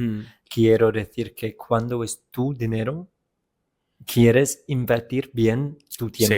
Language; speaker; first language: Spanish; non-native, fluent; English